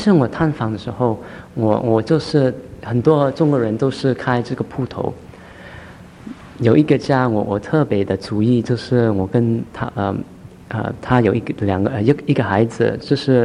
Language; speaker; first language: Chinese; early bilingual, heritage; Chinese